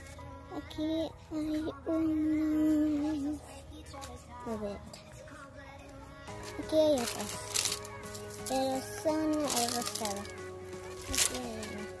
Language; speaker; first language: Spanish; early bilingual, heritage; Spanish